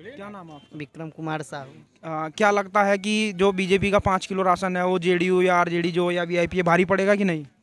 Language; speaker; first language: Hindi; native; Hindi